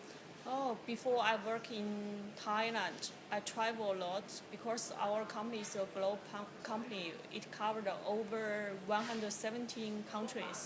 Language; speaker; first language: English; non-native, learner; Chinese